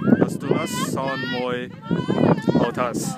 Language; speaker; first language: Spanish; non-native, learner; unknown